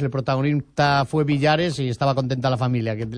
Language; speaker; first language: Spanish; native; Spanish